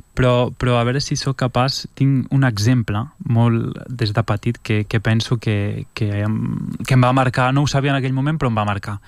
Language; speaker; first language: Catalan; early bilingual, other home language; Arabic